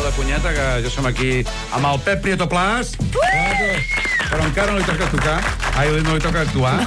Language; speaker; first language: Catalan; native; Catalan